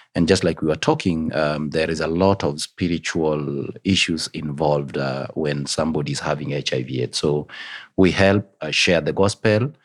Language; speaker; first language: English; non-native, local second language; Luo (Kenya and Tanzania)